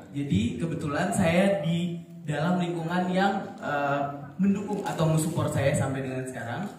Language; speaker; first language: Indonesian; native; Indonesian